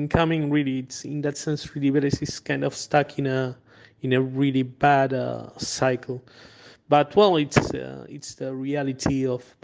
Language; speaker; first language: English; non-native, fluent; Spanish